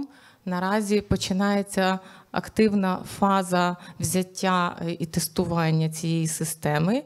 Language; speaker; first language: Ukrainian; native; Ukrainian